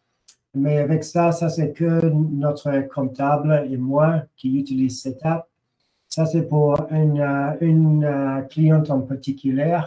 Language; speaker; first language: French; non-native, learner; English